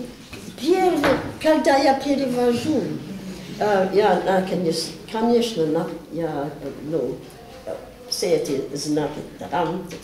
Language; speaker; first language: Russian; non-native, learner; English